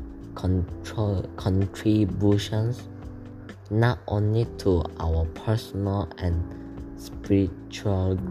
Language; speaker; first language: English; non-native, learner; Korean